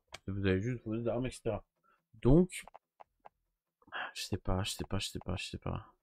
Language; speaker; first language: French; native; French